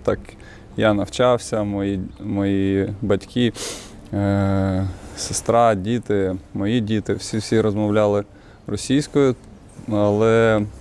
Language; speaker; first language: Ukrainian; non-native, local second language; Russian